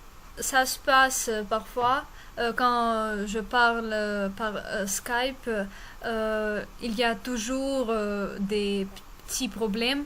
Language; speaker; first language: French; non-native, fluent; Russian